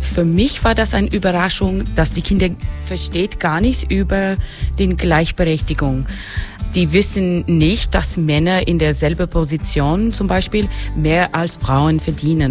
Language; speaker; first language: German; non-native, fluent; English